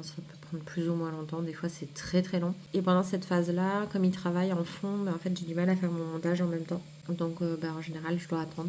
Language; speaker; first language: French; native; French